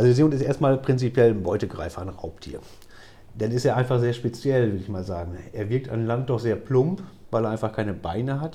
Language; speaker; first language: German; native; German